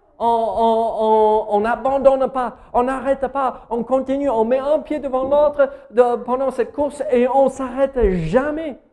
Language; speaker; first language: French; non-native, fluent; English